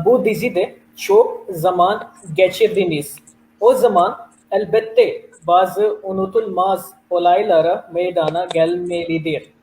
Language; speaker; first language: Turkish; non-native, learner; Urdu